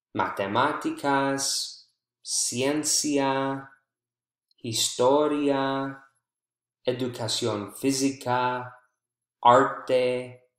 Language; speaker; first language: Spanish; non-native, fluent; English